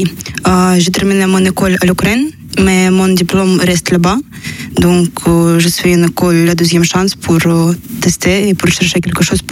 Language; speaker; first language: French; non-native, learner; Ukrainian